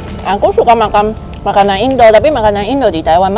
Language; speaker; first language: Indonesian; non-native, learner; Chinese